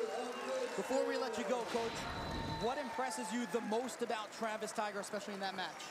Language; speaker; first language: English; native; English